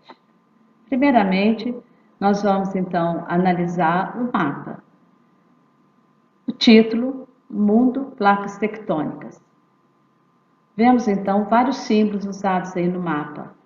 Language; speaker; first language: Portuguese; native; Portuguese